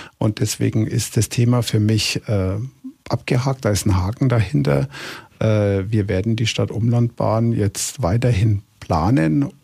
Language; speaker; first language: German; native; German